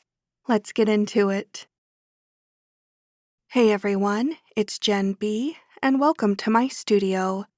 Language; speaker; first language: English; native; English